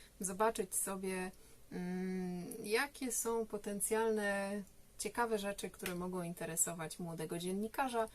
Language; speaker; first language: Polish; native; Polish